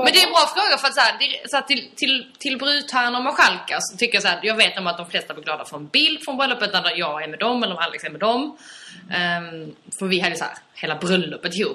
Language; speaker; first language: Swedish; native; Swedish